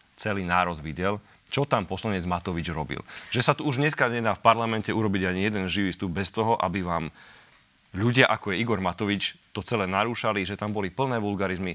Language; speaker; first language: Slovak; native; Slovak